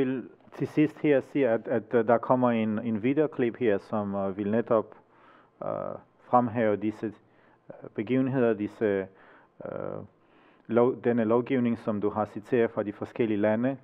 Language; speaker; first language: Danish; native; Danish